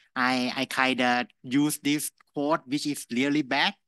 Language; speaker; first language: English; non-native, fluent; Thai